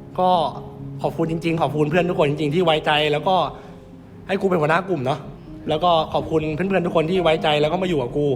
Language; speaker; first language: Thai; native; Thai